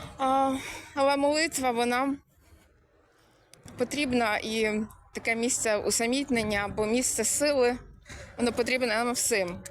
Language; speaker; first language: Ukrainian; native; Ukrainian